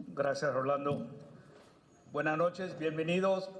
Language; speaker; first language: Spanish; non-native, learner; English